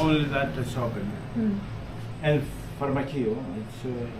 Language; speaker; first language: English; non-native, learner; Greek